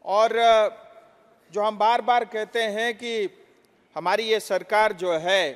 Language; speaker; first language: Hindi; non-native, local second language; Nepali